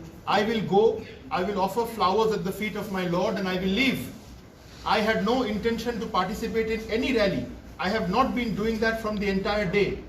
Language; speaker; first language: English; non-native, local second language; Bangla